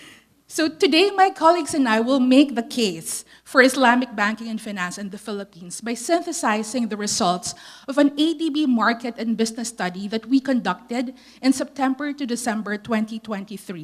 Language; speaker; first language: English; non-native, local second language; Filipino